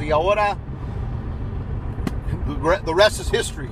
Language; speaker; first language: English; early bilingual, other home language; Spanish